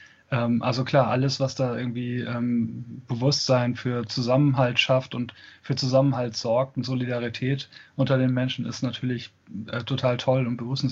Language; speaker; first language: German; native; German